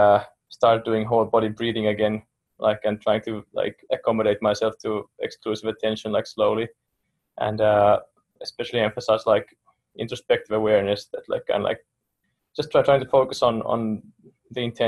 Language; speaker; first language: English; non-native, fluent; Finnish